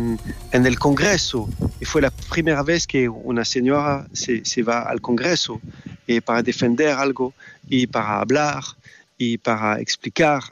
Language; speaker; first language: Spanish; non-native, learner; French